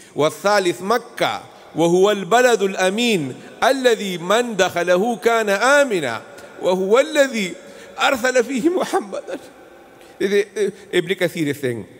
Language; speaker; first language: Arabic; non-native, fluent; Urdu